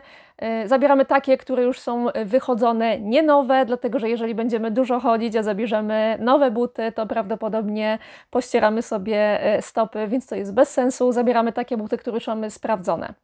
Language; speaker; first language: Polish; native; Polish